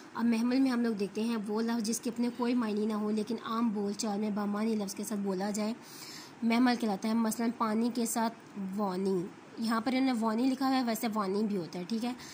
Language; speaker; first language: Urdu; native; Urdu